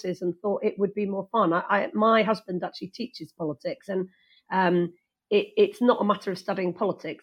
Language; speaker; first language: English; native; English